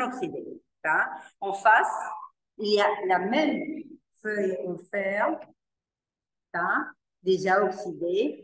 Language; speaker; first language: French; non-native, learner; Spanish